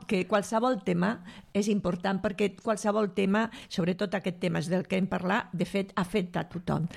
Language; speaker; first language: Catalan; native; Catalan